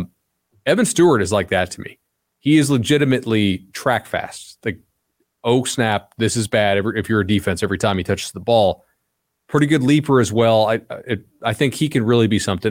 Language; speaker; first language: English; native; English